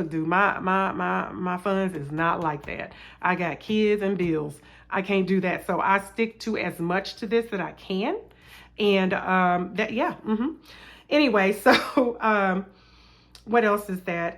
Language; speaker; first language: English; native; English